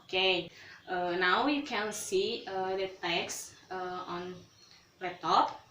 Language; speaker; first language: English; non-native, learner; Indonesian